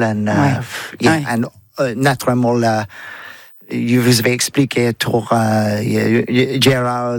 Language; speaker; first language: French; non-native, learner; English